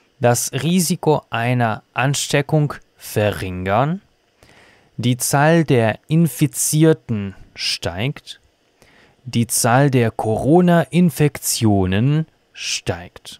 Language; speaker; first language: German; non-native, fluent; Russian